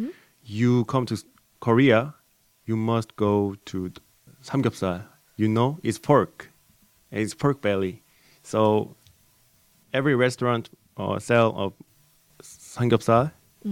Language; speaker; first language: English; non-native, learner; Korean